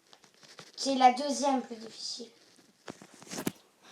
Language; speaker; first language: French; native; French